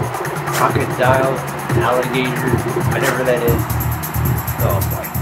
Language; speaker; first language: English; native; English